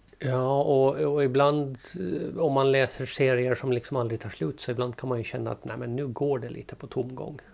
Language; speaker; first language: Swedish; native; Swedish